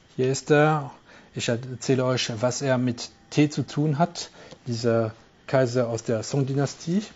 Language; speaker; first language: German; non-native, local second language; French